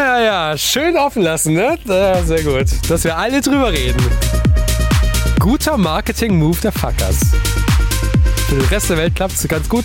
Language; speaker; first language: German; native; German